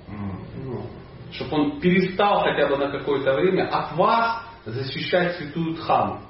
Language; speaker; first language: Russian; native; Russian